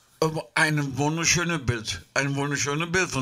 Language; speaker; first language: German; non-native, learner; Dutch